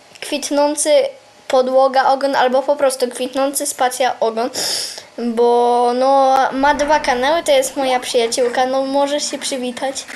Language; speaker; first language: Polish; native; Polish